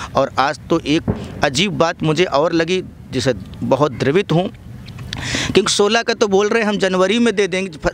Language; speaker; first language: Hindi; native; Hindi